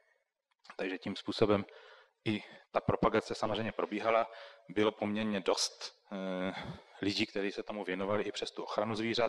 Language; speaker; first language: Czech; native; Czech